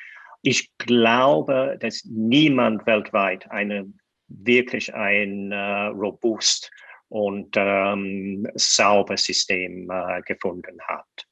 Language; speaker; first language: German; non-native, fluent; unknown